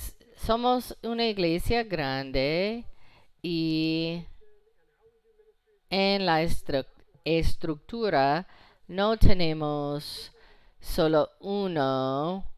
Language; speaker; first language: Spanish; non-native, fluent; English